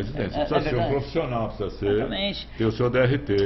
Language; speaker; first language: Portuguese; native; Portuguese